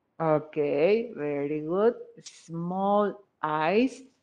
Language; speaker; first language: English; non-native, fluent; Spanish